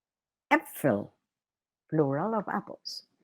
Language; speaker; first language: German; non-native, fluent; Filipino